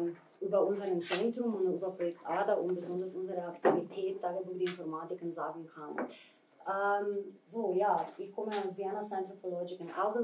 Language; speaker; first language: German; non-native, fluent; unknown